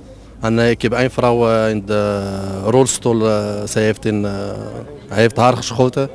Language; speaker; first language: Dutch; non-native, learner; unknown